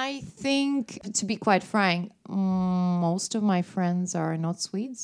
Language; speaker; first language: English; non-native, fluent; Russian